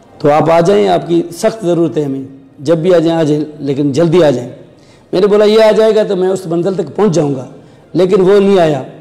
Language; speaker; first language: Urdu; non-native, local second language; Sindhi